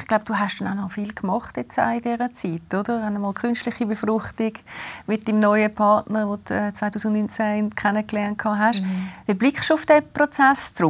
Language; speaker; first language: German; native; German